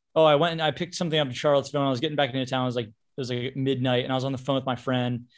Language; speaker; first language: English; native; English